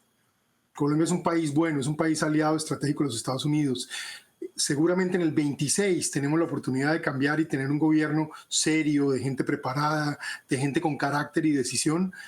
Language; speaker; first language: Spanish; native; Spanish